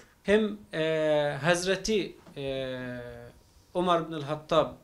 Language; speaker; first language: Turkish; non-native, fluent; Arabic